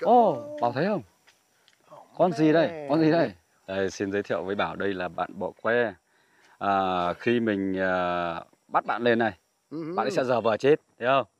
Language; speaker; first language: Vietnamese; native; Vietnamese